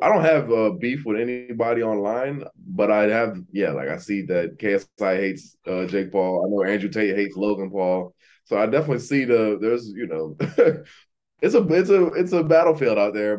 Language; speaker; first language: English; native; English